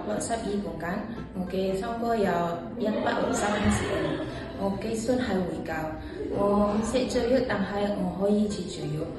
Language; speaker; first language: Cantonese; non-native, learner; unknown